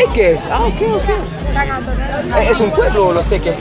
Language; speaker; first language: Spanish; non-native, learner; French